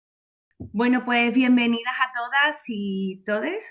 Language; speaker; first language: Spanish; native; Spanish